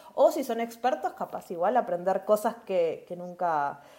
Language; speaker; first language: Spanish; native; Spanish